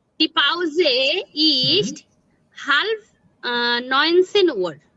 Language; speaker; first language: German; non-native, learner; Bangla